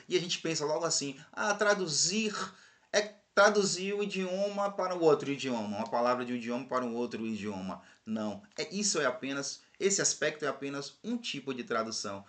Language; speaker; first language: Portuguese; native; Portuguese